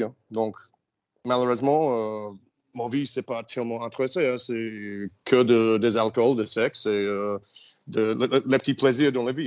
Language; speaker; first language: French; non-native, learner; English